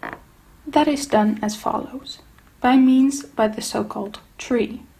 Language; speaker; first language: English; non-native, fluent; Dutch